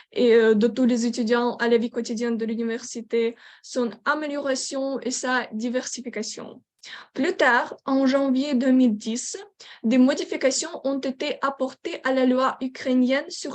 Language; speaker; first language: French; non-native, learner; Ukrainian